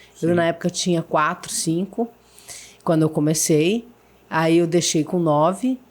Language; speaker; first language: Portuguese; early bilingual, other home language; Spanish